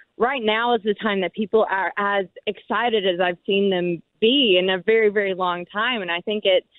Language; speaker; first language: English; native; English